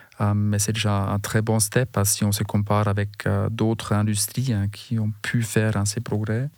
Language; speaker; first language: French; non-native, fluent; German